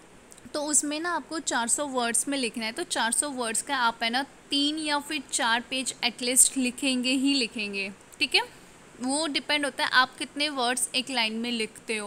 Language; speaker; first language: Hindi; native; Hindi